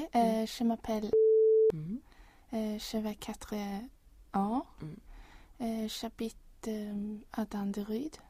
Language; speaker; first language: French; non-native, learner; Swedish